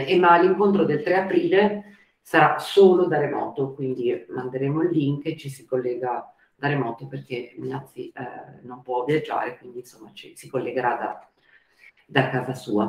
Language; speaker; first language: Italian; native; Italian